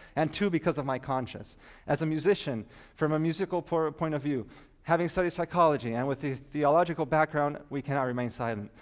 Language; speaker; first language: English; native; English